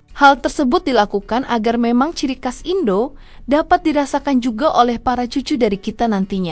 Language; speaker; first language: Indonesian; native; Indonesian